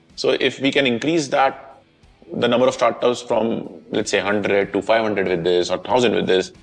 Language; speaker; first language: English; non-native, local second language; Hindi